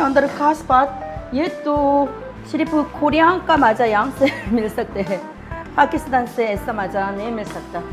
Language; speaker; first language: Hindi; non-native, learner; Korean